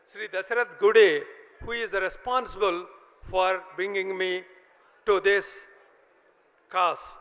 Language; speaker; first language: English; non-native, local second language; Telugu